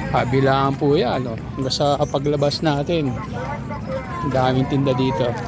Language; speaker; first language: Filipino; native; Filipino